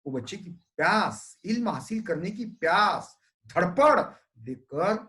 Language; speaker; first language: Hindi; non-native, local second language; Marathi